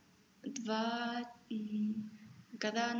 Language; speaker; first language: Russian; non-native, learner; Spanish